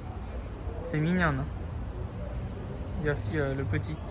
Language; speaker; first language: French; non-native, fluent; Japanese